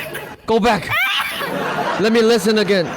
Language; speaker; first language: English; non-native, fluent; Chinese